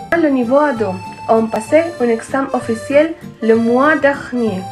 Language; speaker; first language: French; non-native, learner; Spanish